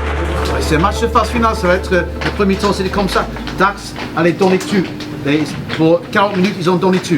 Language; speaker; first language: French; non-native, fluent; English